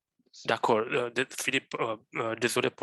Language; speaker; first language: French; non-native, fluent; Romanian